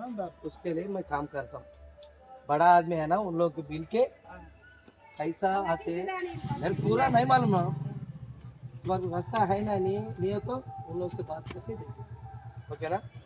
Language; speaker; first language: Hindi; non-native, local second language; Telugu